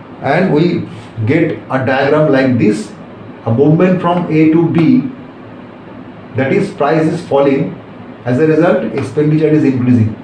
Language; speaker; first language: English; non-native, local second language; Bangla